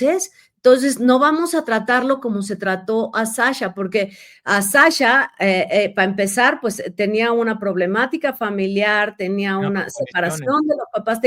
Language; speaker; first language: Spanish; native; Spanish